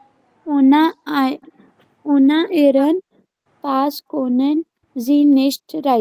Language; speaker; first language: German; non-native, learner; Hindi